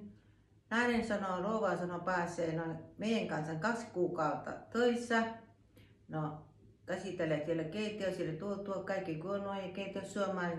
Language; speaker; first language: Finnish; non-native, learner; Thai